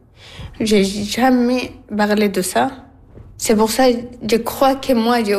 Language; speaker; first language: French; non-native, learner; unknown